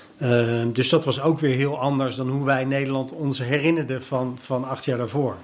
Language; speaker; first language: Dutch; native; Dutch